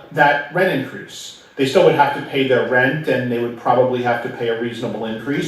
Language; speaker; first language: English; native; English